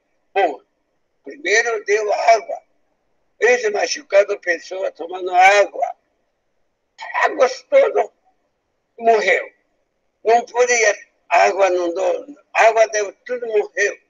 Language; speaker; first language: Portuguese; non-native, learner; Japanese